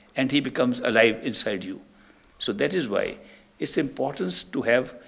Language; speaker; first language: English; non-native, local second language; Punjabi